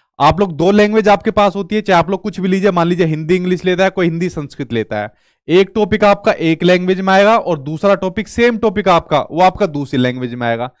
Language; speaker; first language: Hindi; native; Hindi